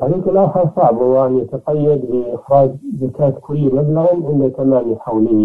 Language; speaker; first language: Arabic; native; Arabic